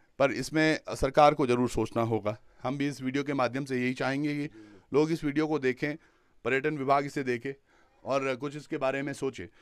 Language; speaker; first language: Hindi; native; Hindi